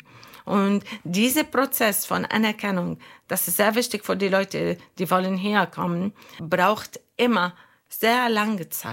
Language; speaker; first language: German; non-native, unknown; Arabic